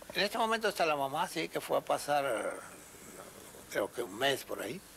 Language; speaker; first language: Spanish; native; Spanish